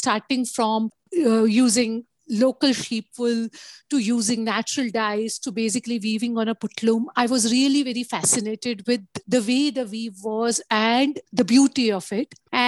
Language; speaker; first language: English; non-native, local second language; Gujarati